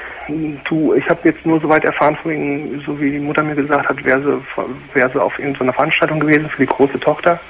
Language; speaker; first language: German; native; German